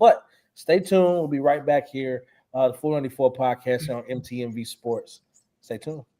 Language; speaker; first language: English; native; English